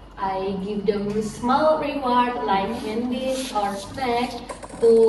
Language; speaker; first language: English; non-native, learner; Indonesian